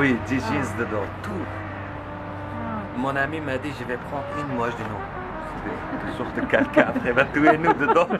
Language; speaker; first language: French; non-native, learner; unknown